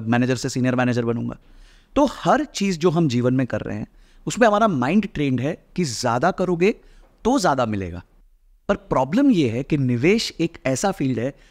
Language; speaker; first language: Hindi; native; Hindi